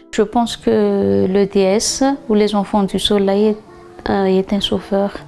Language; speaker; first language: French; non-native, local second language; Malagasy